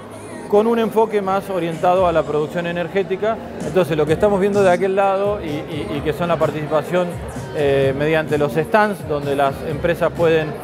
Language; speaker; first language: Spanish; native; Spanish